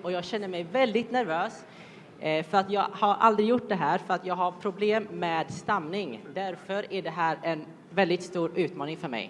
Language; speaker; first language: Swedish; early bilingual, other home language; Thai